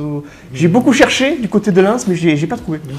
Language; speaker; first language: French; native; French